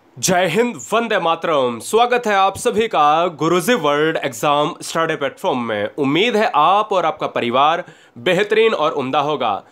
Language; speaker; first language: Hindi; native; Hindi